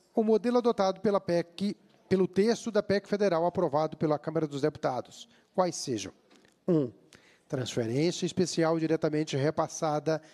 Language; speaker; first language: Portuguese; native; Portuguese